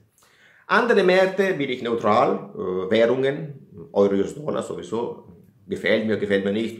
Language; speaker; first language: German; non-native, fluent; Italian